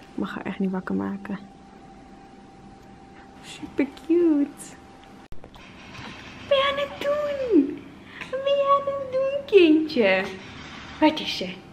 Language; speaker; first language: Dutch; native; Dutch